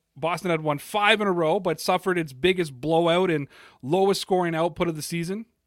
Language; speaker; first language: English; native; English